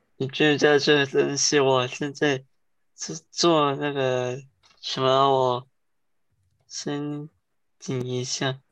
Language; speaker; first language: Chinese; early bilingual, heritage; Chinese